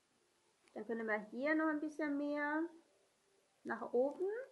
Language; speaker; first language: German; non-native, learner; Chinese